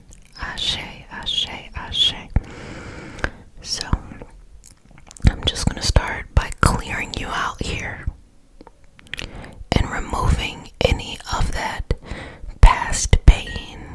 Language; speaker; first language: English; native; English